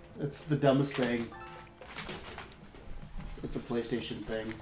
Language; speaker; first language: English; native; English